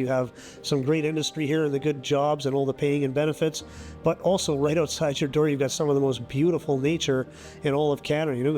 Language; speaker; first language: English; native; English